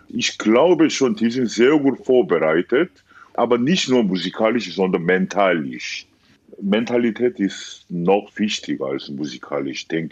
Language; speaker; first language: German; non-native, fluent; Korean